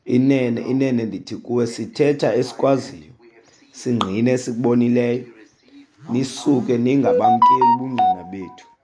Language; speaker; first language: Xhosa; non-native, local second language; Zulu